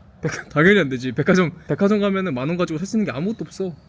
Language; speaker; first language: Korean; native; Korean